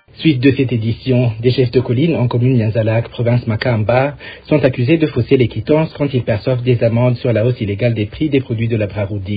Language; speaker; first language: French; non-native, local second language; Rundi